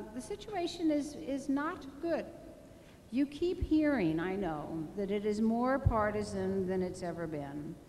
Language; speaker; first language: English; native; English